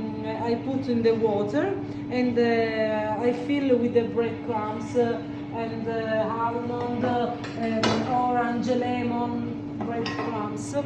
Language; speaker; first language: English; non-native, learner; Italian